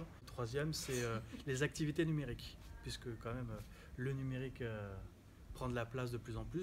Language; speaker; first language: French; native; French